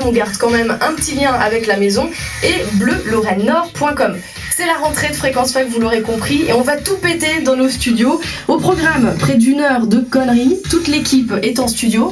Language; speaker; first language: French; native; French